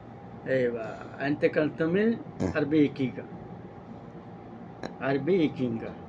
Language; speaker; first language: Arabic; non-native, learner; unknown